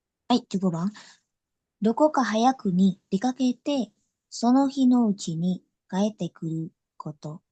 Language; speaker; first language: Japanese; non-native, learner; Indonesian